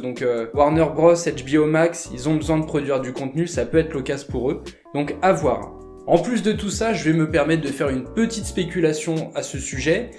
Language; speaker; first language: French; native; French